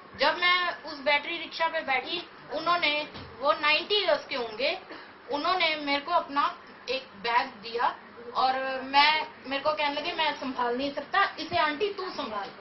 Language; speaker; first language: Hindi; native; Hindi